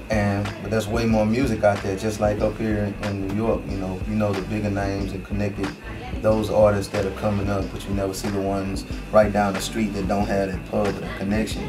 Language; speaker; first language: English; native; English